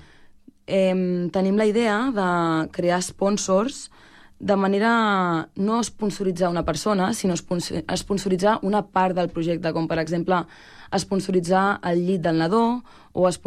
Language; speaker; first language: Catalan; native; Catalan